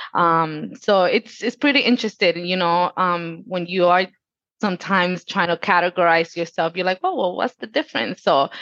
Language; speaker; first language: English; early bilingual, other home language; Spanish